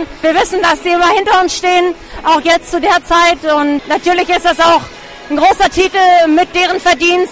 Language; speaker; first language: German; native; German